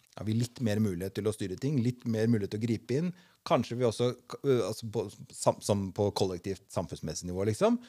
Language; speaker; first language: Norwegian; native; Norwegian